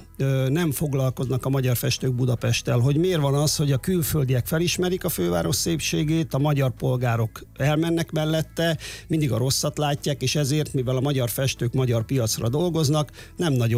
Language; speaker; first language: Hungarian; native; Hungarian